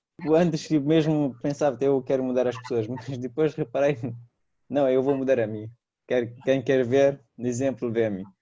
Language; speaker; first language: Portuguese; non-native, fluent; Persian